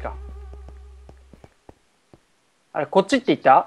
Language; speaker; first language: Japanese; native; Japanese